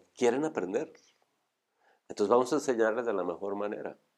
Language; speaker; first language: Spanish; native; Spanish